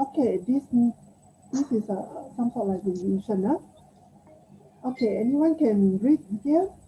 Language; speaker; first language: English; non-native, local second language; Chinese